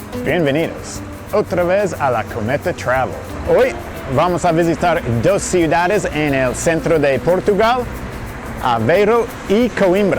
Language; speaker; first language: Spanish; non-native, fluent; English